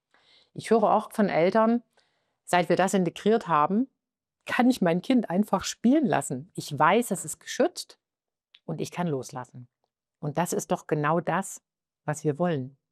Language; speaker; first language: German; native; German